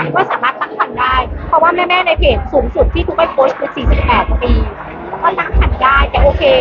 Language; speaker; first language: Thai; native; Thai